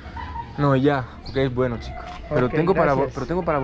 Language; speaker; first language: Spanish; non-native, learner; Greek